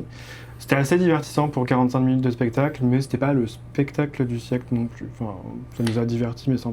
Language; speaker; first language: French; native; French